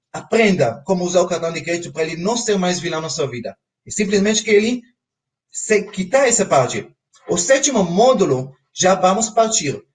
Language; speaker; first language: Portuguese; non-native, fluent; Hebrew